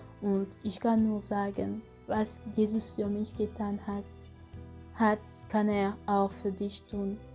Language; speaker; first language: German; non-native, fluent; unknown